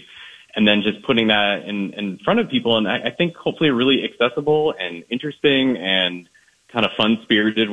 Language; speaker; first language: English; native; English